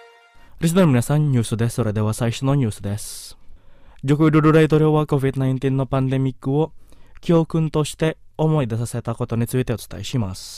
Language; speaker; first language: Japanese; non-native, local second language; Indonesian